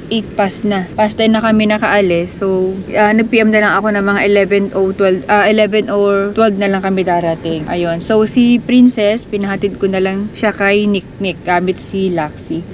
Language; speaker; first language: Filipino; native; Filipino